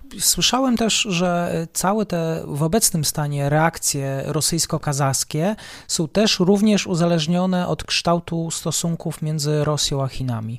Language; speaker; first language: Polish; native; Polish